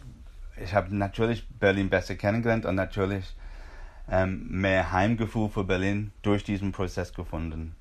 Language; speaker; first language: German; non-native, fluent; English